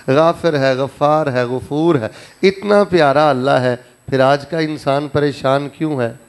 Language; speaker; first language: Urdu; non-native, local second language; Punjabi